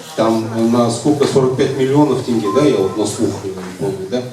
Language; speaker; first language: Russian; non-native, local second language; Kazakh